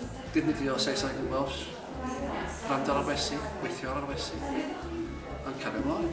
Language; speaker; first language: Welsh; non-native, learner; English